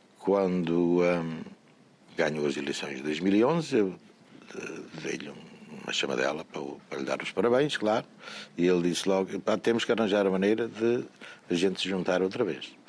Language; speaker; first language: Portuguese; native; Portuguese